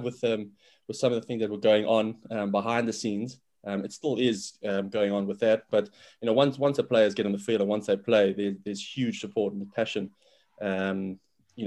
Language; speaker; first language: English; native; English